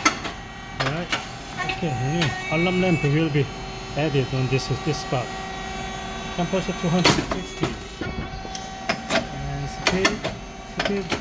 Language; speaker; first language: English; non-native, learner; Korean